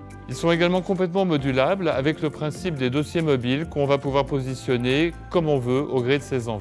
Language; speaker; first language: French; native; French